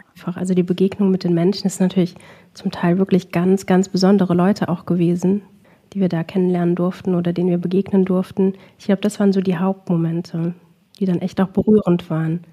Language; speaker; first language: German; early bilingual, other home language; Arabic